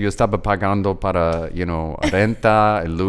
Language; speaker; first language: Spanish; non-native, learner; English